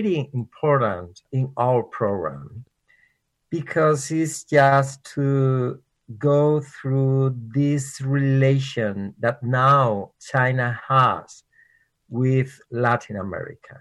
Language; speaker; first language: English; non-native, fluent; Spanish